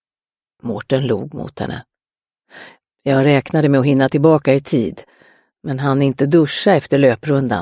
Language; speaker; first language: Swedish; native; Swedish